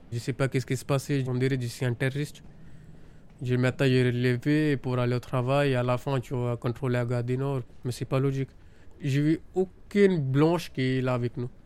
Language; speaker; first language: French; non-native, learner; Punjabi